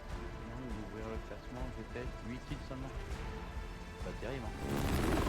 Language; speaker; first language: French; native; French